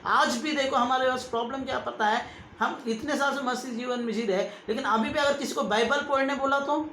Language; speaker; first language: Hindi; non-native, local second language; Kannada